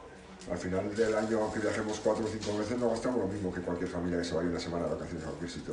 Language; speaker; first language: Spanish; native; Spanish